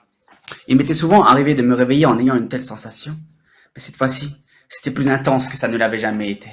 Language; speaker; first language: French; native; French